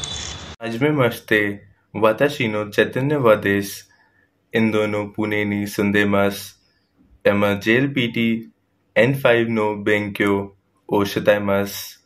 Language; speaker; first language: Japanese; non-native, learner; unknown